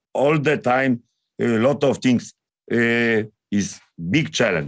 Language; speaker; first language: English; non-native, learner; Polish